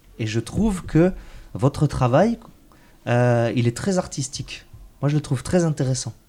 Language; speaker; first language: French; native; French